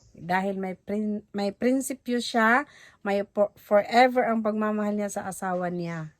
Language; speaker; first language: Filipino; non-native, local second language; Cebuano